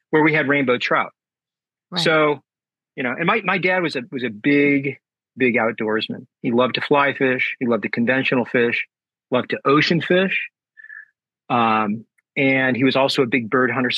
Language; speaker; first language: English; native; English